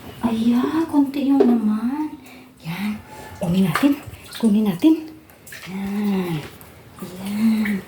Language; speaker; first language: Filipino; non-native, local second language; Hiligaynon